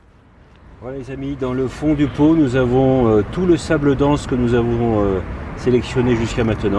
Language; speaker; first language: French; native; French